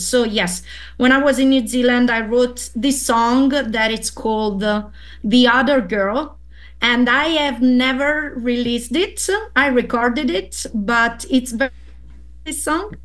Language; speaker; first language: English; non-native, fluent; Italian